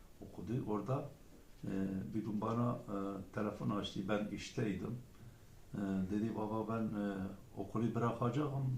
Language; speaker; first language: Turkish; non-native, local second language; Kurdish